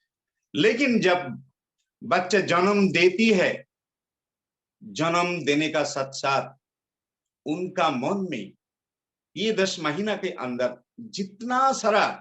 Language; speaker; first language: Hindi; non-native, local second language; Bangla